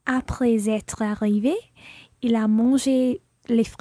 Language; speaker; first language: French; non-native, learner; English